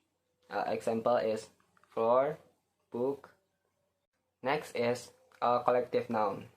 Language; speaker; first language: English; non-native, learner; Indonesian